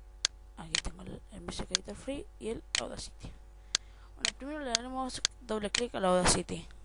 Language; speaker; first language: Spanish; native; Spanish